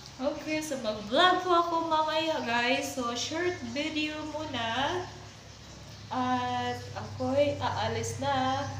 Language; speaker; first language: Filipino; non-native, local second language; Cebuano